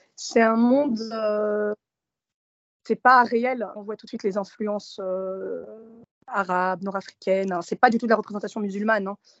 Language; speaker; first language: French; early bilingual, other home language; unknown